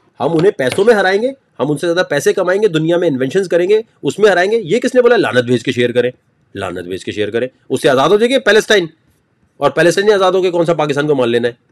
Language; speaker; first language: Urdu; native; Urdu